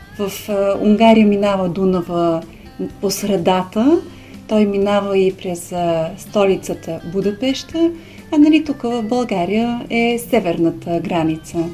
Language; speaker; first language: Bulgarian; early bilingual, heritage; Hungarian